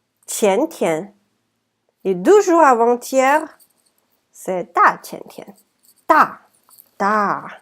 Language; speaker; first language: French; non-native, fluent; Chinese